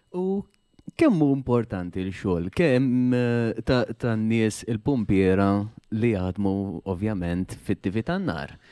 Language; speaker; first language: Maltese; native; Maltese